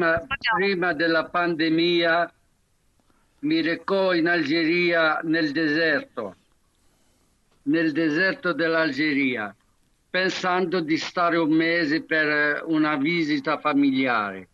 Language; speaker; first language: Italian; non-native, fluent; Arabic